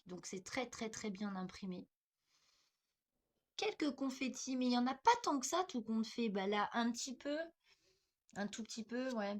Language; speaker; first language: French; native; French